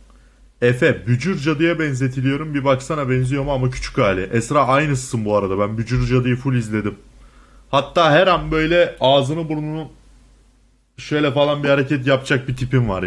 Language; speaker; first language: Turkish; native; Turkish